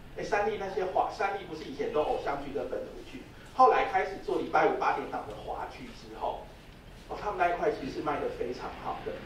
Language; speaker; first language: Chinese; native; Chinese